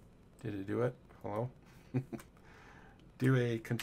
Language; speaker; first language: English; native; English